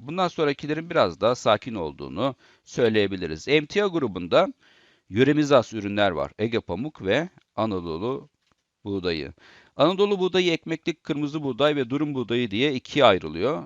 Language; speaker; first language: Turkish; native; Turkish